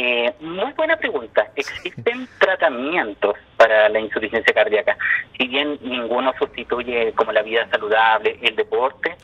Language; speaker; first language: Spanish; native; Spanish